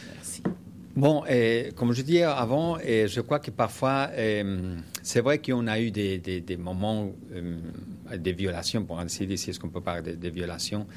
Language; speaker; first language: French; non-native, fluent; Spanish